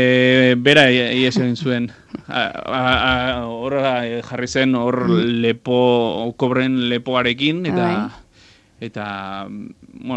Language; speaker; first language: Basque; non-native, local second language; Spanish